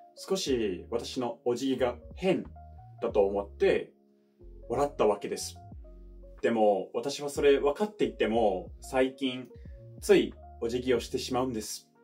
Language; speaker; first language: Japanese; non-native, fluent; English